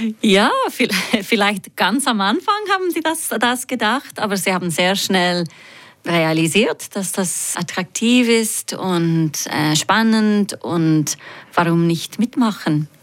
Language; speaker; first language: German; non-native, fluent; English